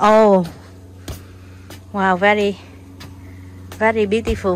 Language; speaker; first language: English; non-native, learner; Vietnamese